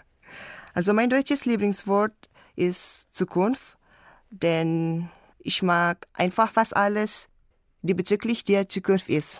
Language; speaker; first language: German; non-native, learner; Indonesian